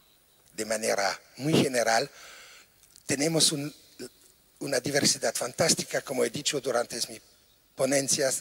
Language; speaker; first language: Spanish; non-native, fluent; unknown